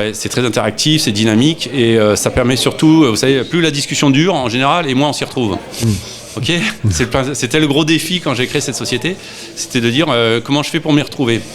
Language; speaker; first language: French; native; French